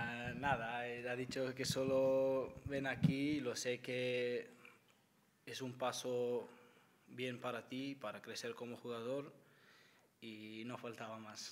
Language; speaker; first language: Spanish; non-native, learner; Macedonian